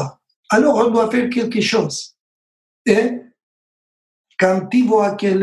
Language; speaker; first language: French; non-native, learner; Spanish